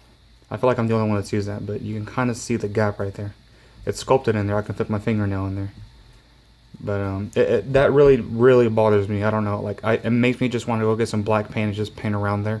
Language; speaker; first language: English; native; English